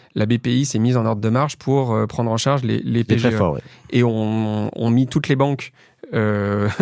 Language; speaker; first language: French; native; French